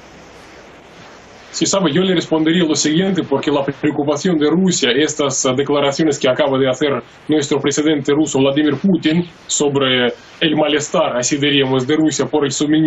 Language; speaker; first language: Spanish; non-native, fluent; Russian